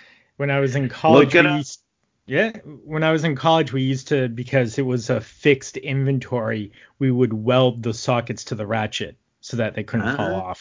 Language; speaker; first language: English; native; English